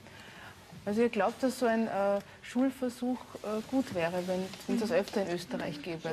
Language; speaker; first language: German; native; German